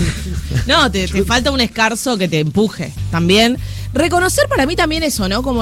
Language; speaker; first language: Spanish; native; Spanish